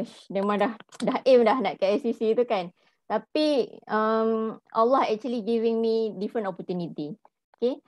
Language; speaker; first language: English; non-native, local second language; Malay